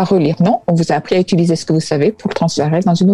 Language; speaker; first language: French; native; French